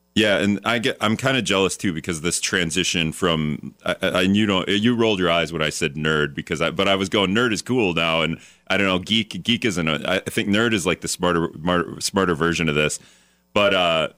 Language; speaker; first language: English; native; English